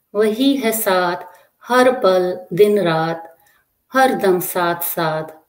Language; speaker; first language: Hindi; native; Hindi